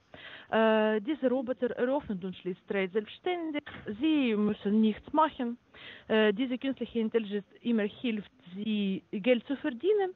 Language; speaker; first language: German; non-native, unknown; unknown